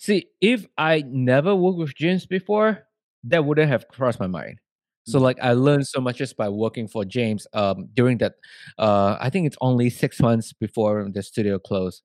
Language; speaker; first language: English; non-native, local second language; Chinese